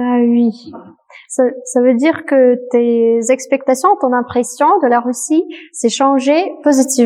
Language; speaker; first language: French; non-native, fluent; Russian